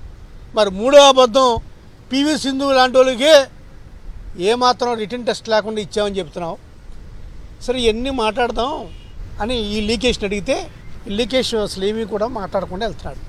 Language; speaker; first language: Telugu; native; Telugu